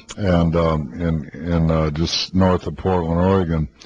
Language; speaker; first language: English; native; English